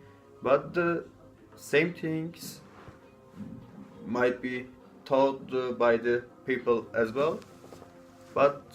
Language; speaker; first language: English; non-native, fluent; Turkish